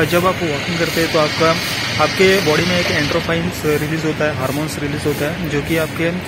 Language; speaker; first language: Hindi; non-native, local second language; Marathi